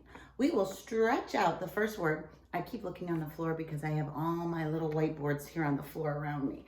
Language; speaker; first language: English; native; English